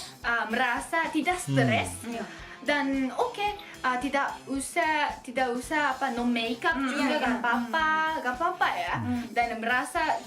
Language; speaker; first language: Indonesian; non-native, fluent; Japanese